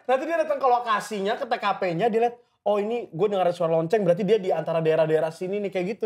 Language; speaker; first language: Indonesian; native; Indonesian